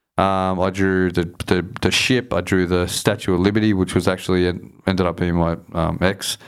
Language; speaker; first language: English; native; English